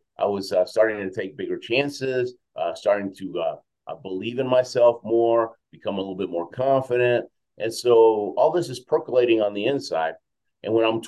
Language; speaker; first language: English; early bilingual, other home language; Spanish